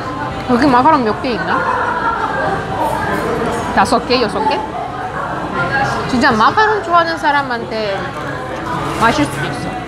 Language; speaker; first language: Korean; non-native, fluent; Russian